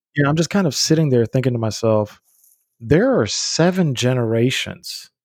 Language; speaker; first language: English; early bilingual, other home language; Bosnian